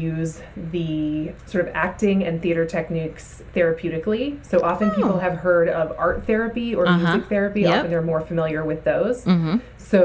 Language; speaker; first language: English; native; English